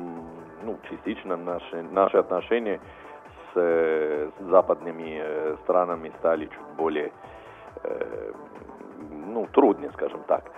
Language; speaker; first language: Russian; non-native, fluent; Italian